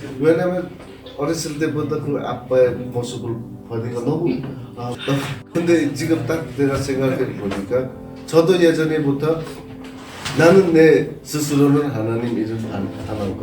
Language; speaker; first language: Korean; non-native, fluent; Nepali